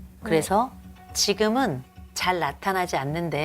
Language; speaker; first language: Korean; native; Korean